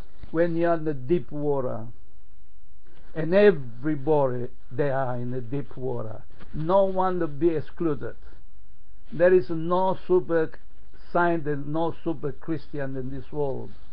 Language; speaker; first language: English; non-native, fluent; Italian